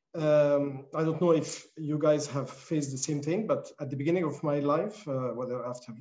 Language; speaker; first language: English; non-native, fluent; Arabic